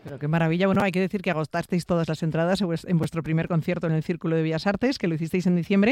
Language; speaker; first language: Spanish; native; Spanish